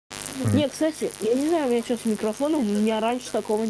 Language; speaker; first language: Russian; native; Russian